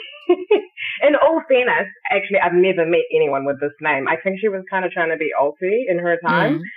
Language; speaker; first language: English; early bilingual, other home language; Shona